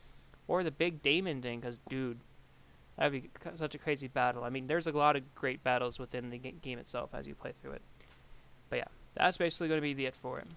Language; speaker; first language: English; native; English